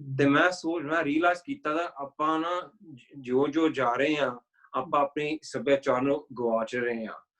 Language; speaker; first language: Punjabi; early bilingual, heritage; Punjabi